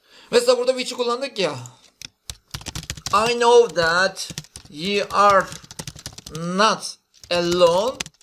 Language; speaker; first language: English; non-native, fluent; Turkish